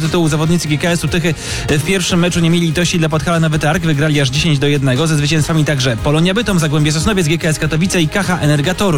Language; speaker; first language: Polish; native; Polish